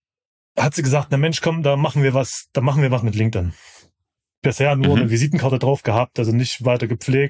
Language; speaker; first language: German; native; German